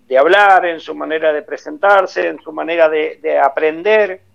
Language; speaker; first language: Spanish; native; Spanish